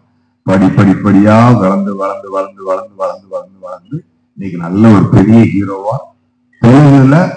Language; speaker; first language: Tamil; native; Tamil